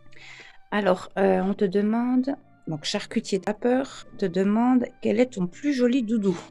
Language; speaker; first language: French; native; French